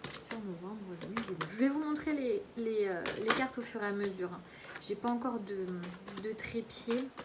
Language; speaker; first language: French; native; French